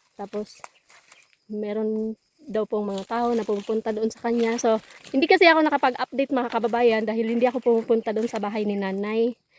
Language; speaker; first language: Filipino; non-native, local second language; Cebuano